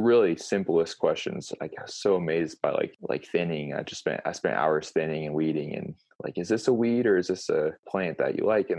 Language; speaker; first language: English; native; English